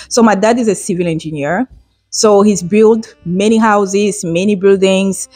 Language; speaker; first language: English; non-native, local second language; French